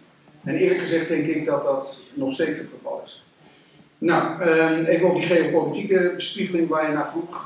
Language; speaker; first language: Dutch; native; Dutch